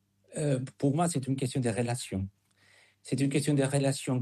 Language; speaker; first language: French; non-native, fluent; Spanish